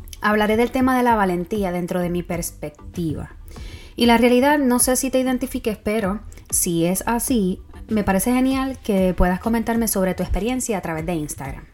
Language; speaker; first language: Spanish; native; Spanish